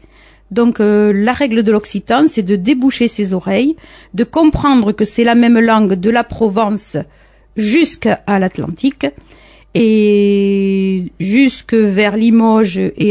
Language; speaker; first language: French; native; French